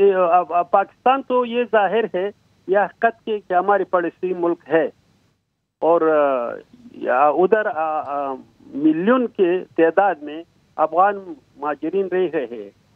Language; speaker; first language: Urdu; non-native, fluent; Pashto